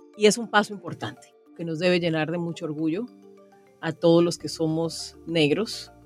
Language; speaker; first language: Spanish; native; Spanish